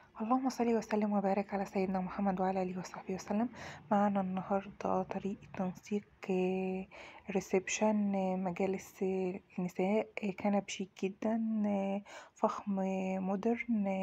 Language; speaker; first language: Arabic; native; Arabic